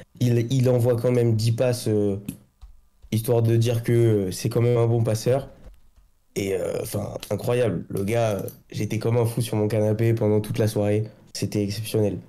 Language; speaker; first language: French; native; French